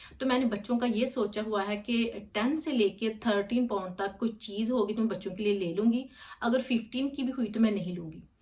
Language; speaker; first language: Urdu; native; Urdu